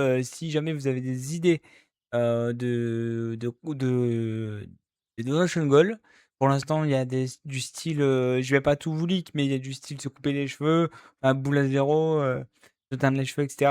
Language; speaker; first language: French; native; French